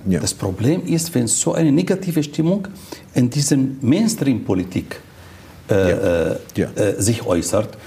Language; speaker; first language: German; non-native, fluent; Arabic